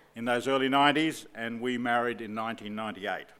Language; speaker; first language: English; native; English